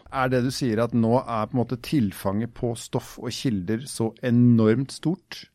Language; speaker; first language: Norwegian; native; Norwegian